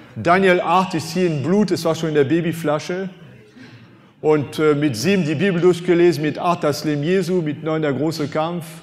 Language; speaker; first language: German; non-native, fluent; French